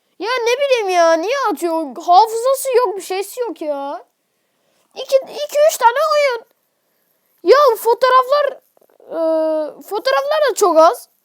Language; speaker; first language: Turkish; native; Turkish